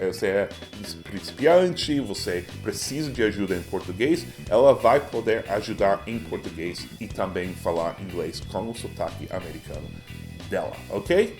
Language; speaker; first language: Portuguese; non-native, fluent; English